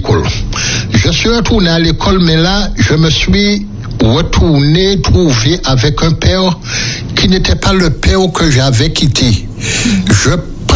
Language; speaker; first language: French; native; French